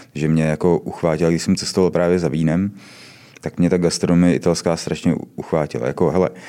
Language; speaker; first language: Czech; native; Czech